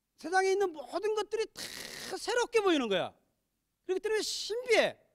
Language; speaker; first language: Korean; native; Korean